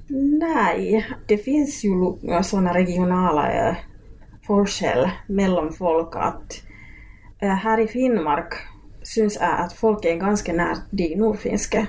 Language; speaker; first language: Swedish; non-native, local second language; Finnish